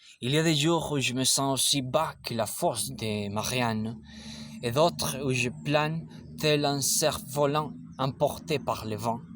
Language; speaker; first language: French; non-native, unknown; Spanish